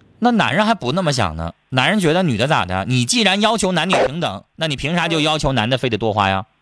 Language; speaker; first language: Chinese; native; Chinese